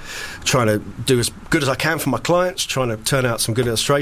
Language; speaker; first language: English; native; English